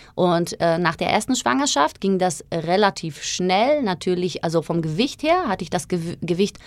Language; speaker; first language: German; non-native, fluent; Slovak